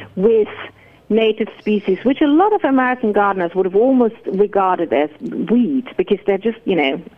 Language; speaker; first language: English; non-native, fluent; German